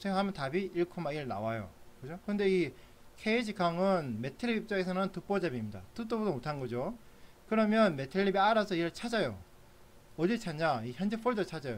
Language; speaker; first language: Korean; native; Korean